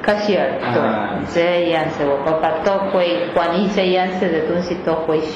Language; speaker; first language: Chinese; non-native, learner; Spanish